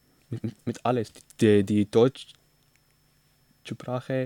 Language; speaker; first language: German; non-native, learner; Arabic